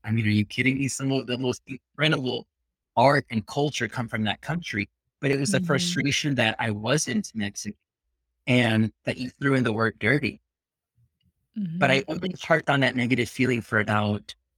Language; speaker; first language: English; early bilingual, other home language; Spanish